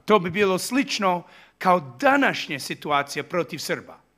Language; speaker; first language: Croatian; early bilingual, heritage; Serbian